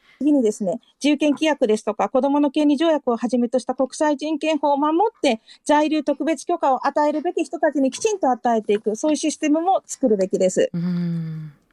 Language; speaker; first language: Japanese; native; Japanese